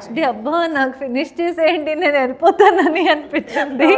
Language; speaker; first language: Telugu; non-native, learner; Kannada